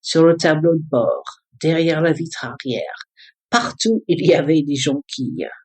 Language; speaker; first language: French; early bilingual, other home language; English